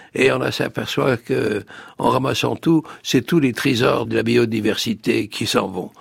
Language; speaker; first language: French; native; French